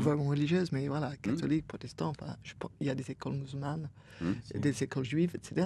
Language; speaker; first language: French; non-native, fluent; English